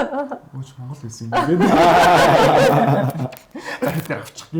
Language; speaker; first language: Mongolian; non-native, fluent; Japanese